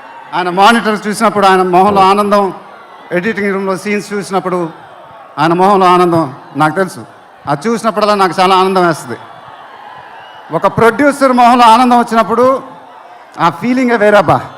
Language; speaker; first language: Telugu; native; Telugu